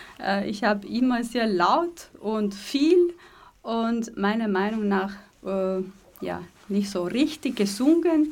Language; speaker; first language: German; native; German